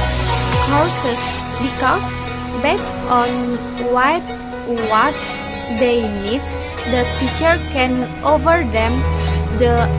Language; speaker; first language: English; non-native, learner; Indonesian